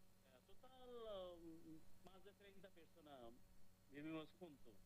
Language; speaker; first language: Spanish; non-native, fluent; Bangla